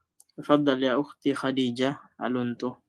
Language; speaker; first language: Arabic; non-native, fluent; Filipino